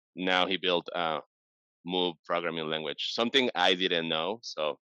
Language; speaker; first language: English; non-native, fluent; Spanish